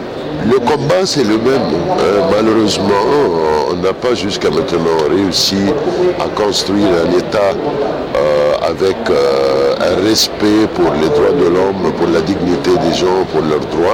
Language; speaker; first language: French; non-native, fluent; Arabic